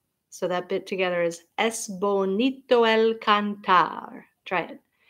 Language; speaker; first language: English; native; English